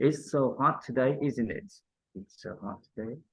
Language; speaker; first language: English; non-native, learner; Vietnamese